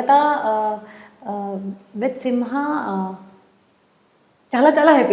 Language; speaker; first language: Telugu; non-native, learner; Hindi